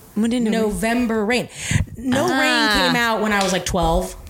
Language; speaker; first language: English; native; English